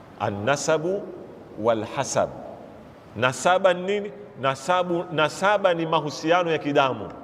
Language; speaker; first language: Swahili; native; Swahili